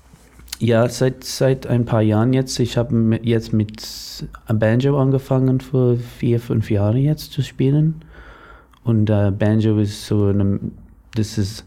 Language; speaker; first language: German; non-native, learner; English